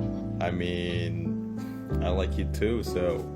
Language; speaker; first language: English; non-native, fluent; Indonesian